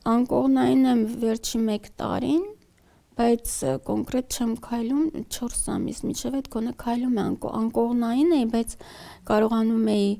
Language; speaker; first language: Armenian; native; Armenian